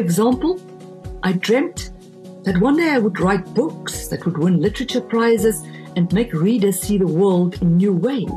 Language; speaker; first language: English; non-native, local second language; Afrikaans